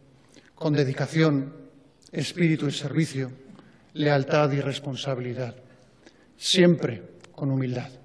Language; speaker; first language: Spanish; native; Spanish